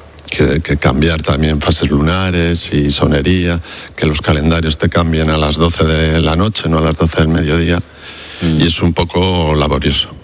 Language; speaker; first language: Spanish; native; Spanish